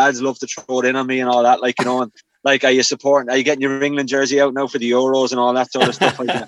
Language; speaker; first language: English; native; English